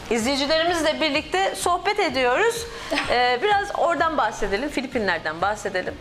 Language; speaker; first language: Turkish; native; Turkish